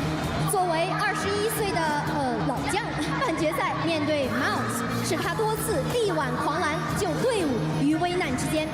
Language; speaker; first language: Chinese; native; Chinese